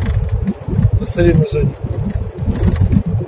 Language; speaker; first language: Russian; native; Russian